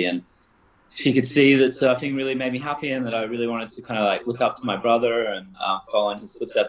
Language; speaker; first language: English; native; English